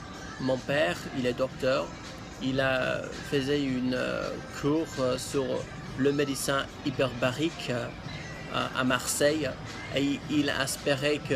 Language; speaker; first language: French; non-native, learner; English